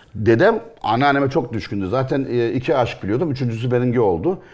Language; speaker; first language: Turkish; native; Turkish